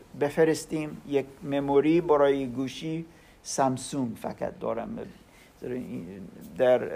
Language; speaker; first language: Persian; non-native, learner; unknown